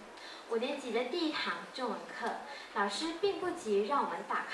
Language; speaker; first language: Chinese; non-native, learner; Thai